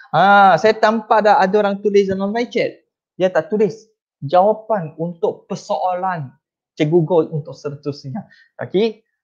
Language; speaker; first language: Malay; non-native, local second language; Chinese